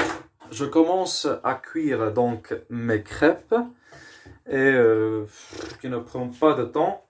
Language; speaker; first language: French; non-native, learner; Arabic